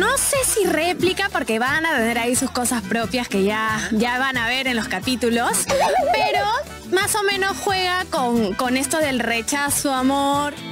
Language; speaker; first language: Spanish; native; Spanish